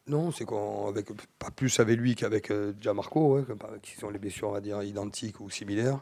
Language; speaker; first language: French; native; French